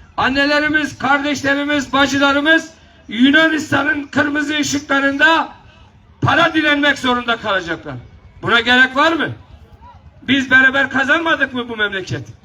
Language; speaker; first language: Turkish; non-native, local second language; Kurdish